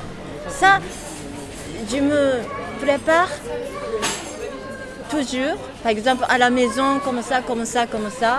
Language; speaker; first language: French; non-native, learner; Japanese